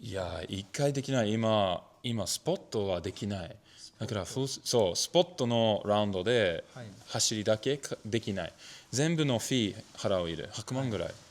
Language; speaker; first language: Japanese; non-native, learner; English